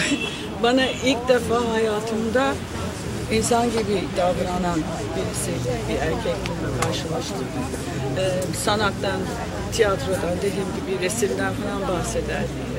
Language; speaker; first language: Turkish; non-native, fluent; English